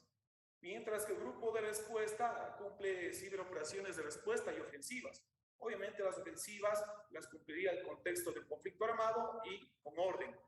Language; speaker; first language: Spanish; native; Spanish